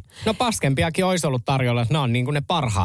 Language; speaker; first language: Finnish; native; Finnish